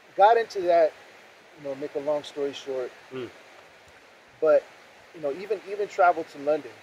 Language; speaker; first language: English; native; English